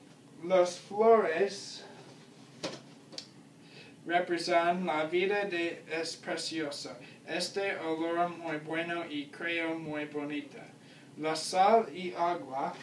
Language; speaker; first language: Spanish; non-native, learner; English